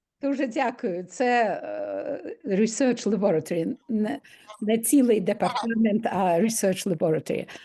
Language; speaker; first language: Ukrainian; non-native, local second language; Russian